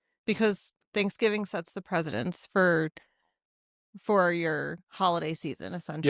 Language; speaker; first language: English; native; English